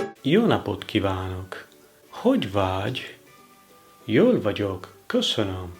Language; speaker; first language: Hungarian; non-native, learner; Italian